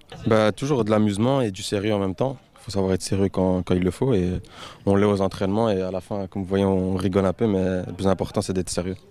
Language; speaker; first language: French; native; French